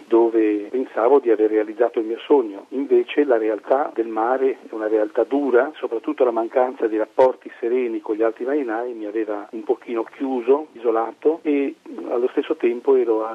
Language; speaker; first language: Italian; native; Italian